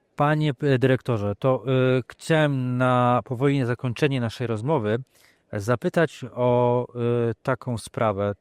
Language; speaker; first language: Polish; native; Polish